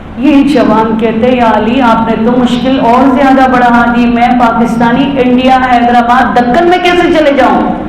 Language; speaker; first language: Urdu; native; Urdu